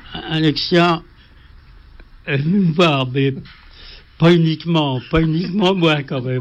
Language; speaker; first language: French; native; French